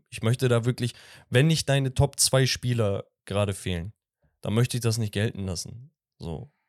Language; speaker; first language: German; early bilingual, other home language; Turkish